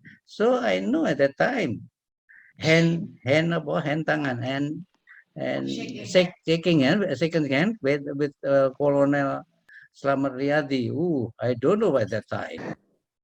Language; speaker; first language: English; non-native, learner; Indonesian